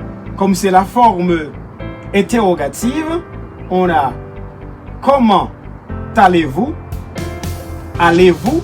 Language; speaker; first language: French; non-native, local second language; Haitian Creole